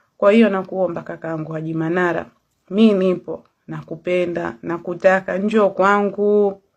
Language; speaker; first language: Swahili; native; Swahili